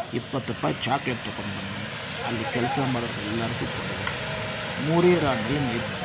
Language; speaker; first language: Kannada; non-native, local second language; Tamil